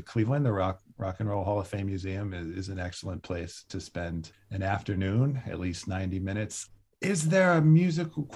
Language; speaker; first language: English; native; English